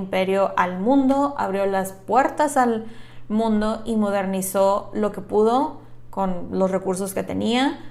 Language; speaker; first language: Spanish; native; Spanish